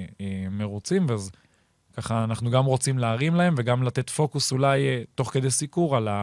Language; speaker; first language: Hebrew; native; Hebrew